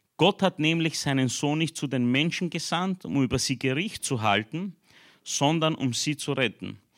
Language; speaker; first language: German; early bilingual, other home language; Romanian